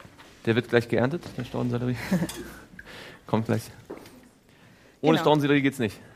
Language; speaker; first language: German; native; German